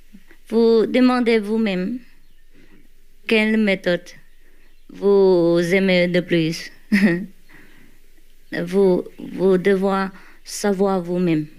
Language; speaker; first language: French; non-native, learner; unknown